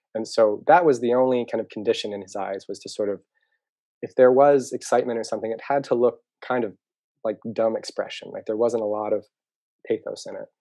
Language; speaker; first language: English; native; English